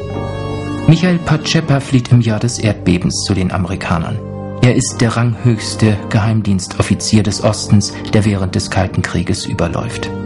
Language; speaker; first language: German; native; German